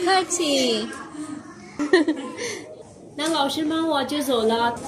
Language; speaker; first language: Chinese; non-native, learner; Urdu